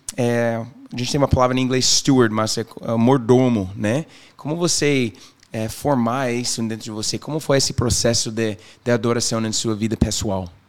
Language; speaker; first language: Portuguese; non-native, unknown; English